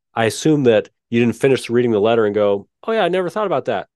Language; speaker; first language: English; native; English